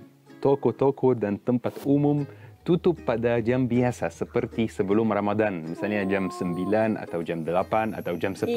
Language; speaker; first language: Indonesian; non-native, fluent; Arabic